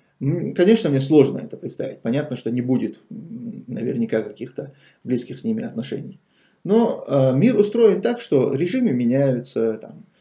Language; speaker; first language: Russian; non-native, local second language; Chechen